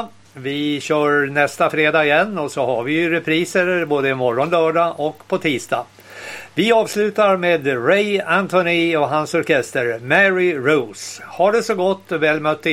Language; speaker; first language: Swedish; native; Swedish